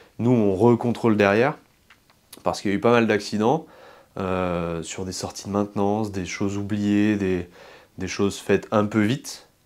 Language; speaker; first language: French; native; French